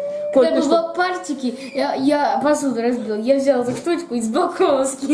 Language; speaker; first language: Russian; early bilingual, heritage; Russian